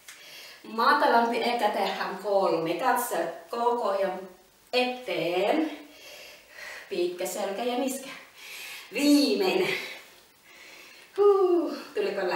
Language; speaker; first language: Finnish; non-native, learner; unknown